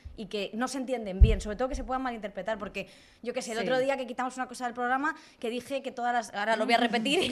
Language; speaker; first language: Spanish; native; Spanish